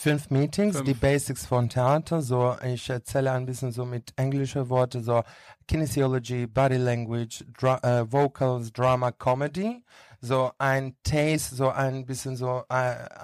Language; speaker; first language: German; non-native, learner; Greek